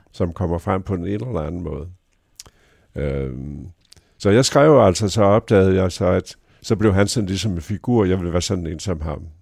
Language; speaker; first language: Danish; native; Danish